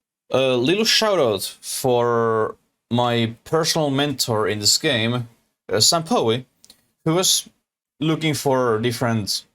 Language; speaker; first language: English; non-native, learner; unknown